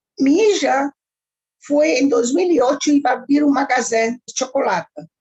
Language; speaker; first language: Spanish; early bilingual, heritage; Ladino